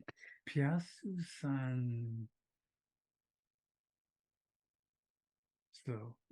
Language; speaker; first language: Japanese; non-native, learner; English